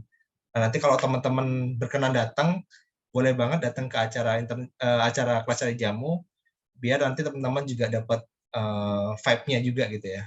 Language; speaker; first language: Indonesian; native; Indonesian